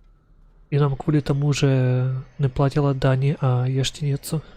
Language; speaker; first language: Czech; non-native, learner; Ukrainian